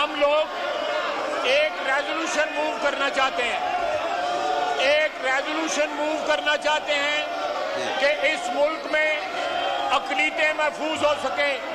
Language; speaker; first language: Urdu; native; Urdu